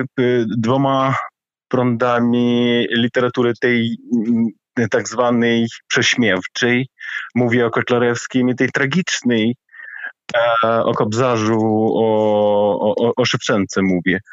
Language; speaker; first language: Polish; non-native, fluent; Ukrainian